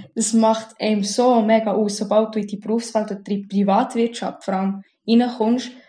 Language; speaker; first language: German; early bilingual, other home language; Arabic